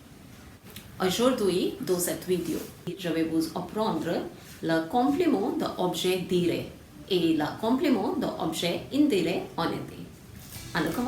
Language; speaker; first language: French; non-native, fluent; Hindi